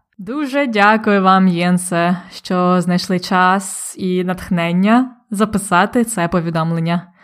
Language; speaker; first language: Ukrainian; native; Ukrainian